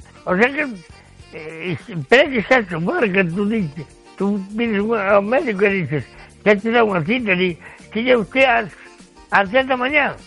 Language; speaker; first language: Spanish; native; Spanish